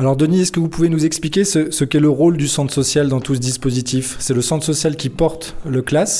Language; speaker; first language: French; native; French